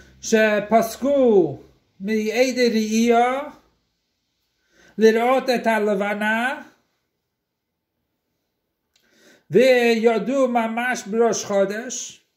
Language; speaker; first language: Hebrew; non-native, fluent; English